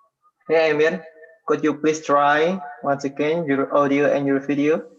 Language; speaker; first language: English; non-native, fluent; Indonesian